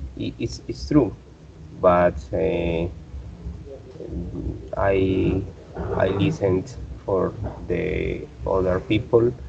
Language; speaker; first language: English; non-native, learner; Spanish